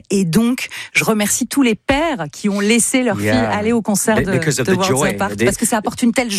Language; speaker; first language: French; native; French